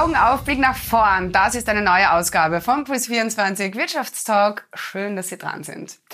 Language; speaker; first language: German; native; German